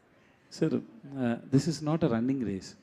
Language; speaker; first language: Telugu; non-native, local second language; Tamil